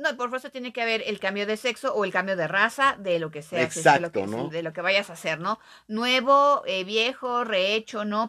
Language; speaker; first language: Spanish; native; Spanish